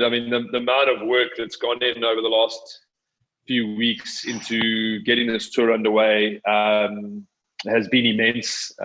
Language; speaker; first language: English; native; English